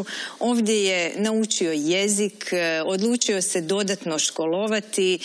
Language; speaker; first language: Croatian; native; Croatian